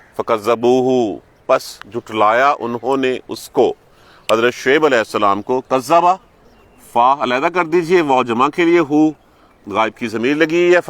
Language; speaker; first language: Urdu; non-native, local second language; Punjabi